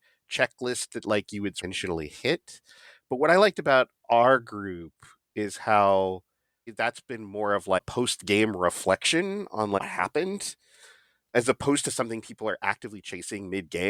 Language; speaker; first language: English; native; English